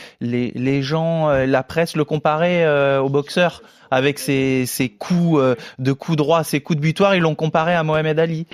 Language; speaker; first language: French; native; French